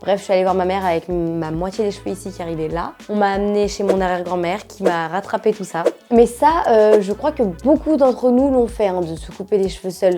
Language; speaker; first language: French; native; French